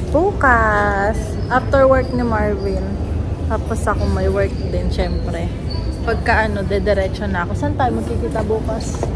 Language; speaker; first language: Filipino; native; Filipino